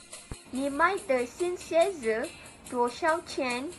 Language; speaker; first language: Chinese; non-native, learner; Malay